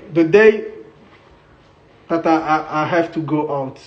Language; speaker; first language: English; non-native, learner; French